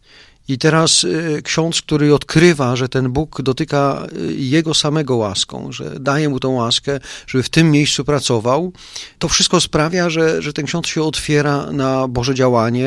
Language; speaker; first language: Polish; native; Polish